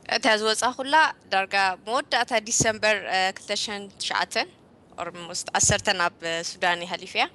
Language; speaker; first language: Tigrinya; early bilingual, heritage; Tigrinya